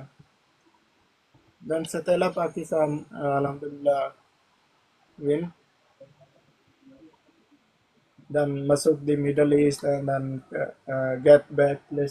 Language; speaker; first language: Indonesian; non-native, learner; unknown